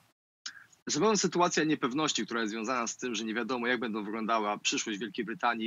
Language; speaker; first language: Polish; native; Polish